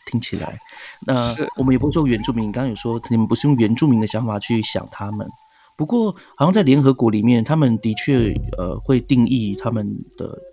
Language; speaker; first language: Chinese; native; Chinese